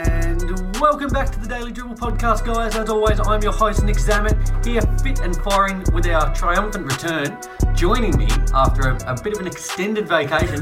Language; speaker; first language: English; native; English